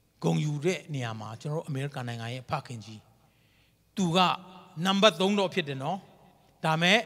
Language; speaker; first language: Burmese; non-native, local second language; Kachin